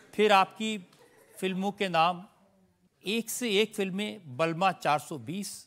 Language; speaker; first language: Hindi; native; Hindi